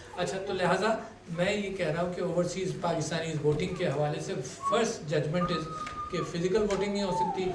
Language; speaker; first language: Urdu; native; Urdu